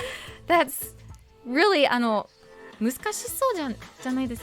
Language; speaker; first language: Japanese; non-native, learner; English